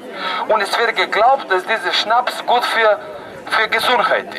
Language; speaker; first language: German; non-native, fluent; Croatian